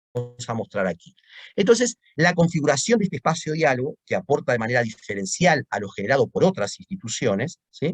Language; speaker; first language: Spanish; native; Spanish